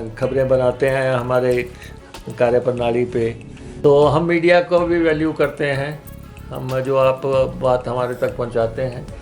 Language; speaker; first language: Hindi; native; Hindi